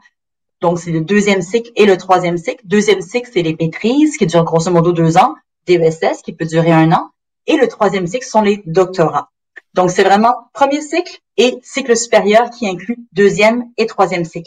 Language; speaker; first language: French; native; French